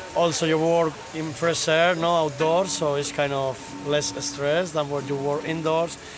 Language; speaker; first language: English; non-native, fluent; Spanish